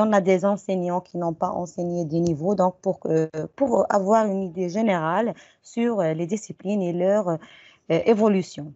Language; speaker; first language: French; non-native, local second language; Arabic